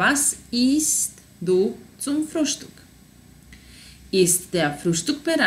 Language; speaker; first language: German; non-native, fluent; Serbian